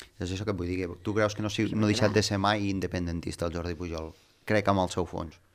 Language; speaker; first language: Catalan; native; Catalan